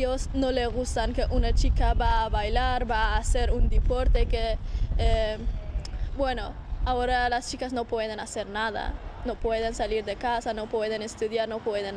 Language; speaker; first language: Spanish; non-native, learner; Persian